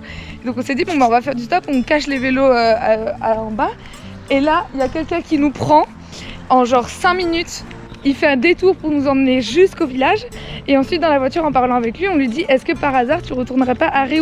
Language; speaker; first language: French; native; French